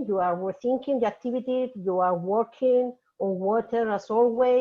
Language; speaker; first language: English; non-native, fluent; Spanish